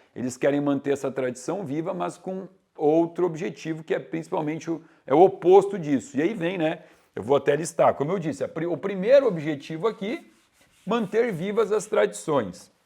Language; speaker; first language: Portuguese; native; Portuguese